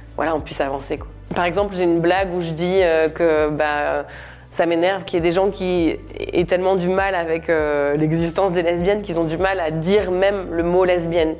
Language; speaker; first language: French; native; French